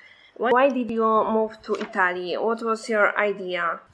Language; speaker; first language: English; non-native, fluent; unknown